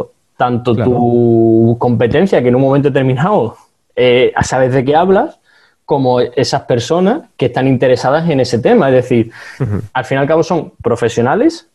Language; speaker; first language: Spanish; native; Spanish